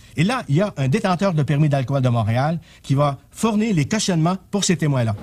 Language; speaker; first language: French; native; French